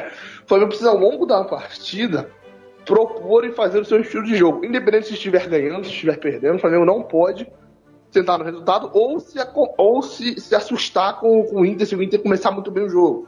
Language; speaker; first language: Portuguese; native; Portuguese